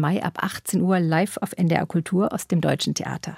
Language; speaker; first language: German; native; German